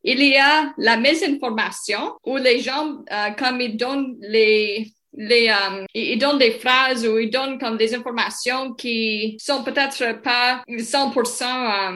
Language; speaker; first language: French; non-native, local second language; English